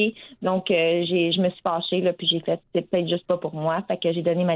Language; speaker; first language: French; native; French